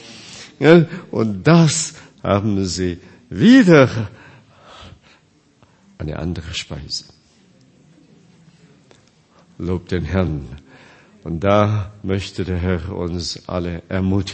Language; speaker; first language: German; non-native, fluent; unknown